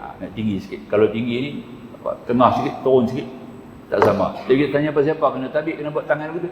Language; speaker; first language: Malay; native; Malay